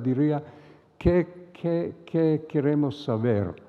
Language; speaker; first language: Spanish; non-native, fluent; Hebrew